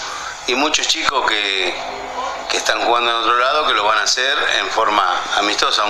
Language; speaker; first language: Spanish; native; Spanish